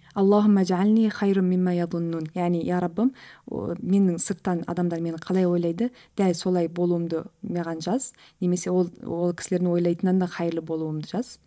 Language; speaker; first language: Kazakh; native; Kazakh